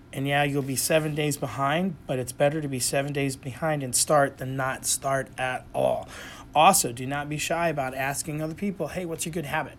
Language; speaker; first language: English; native; English